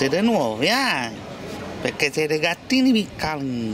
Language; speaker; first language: Italian; native; Italian